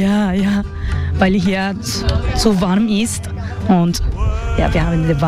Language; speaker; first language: German; non-native, learner; Spanish